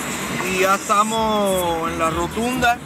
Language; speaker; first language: Spanish; native; Spanish